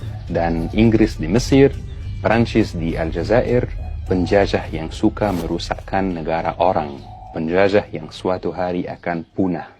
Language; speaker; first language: Indonesian; non-native, fluent; Arabic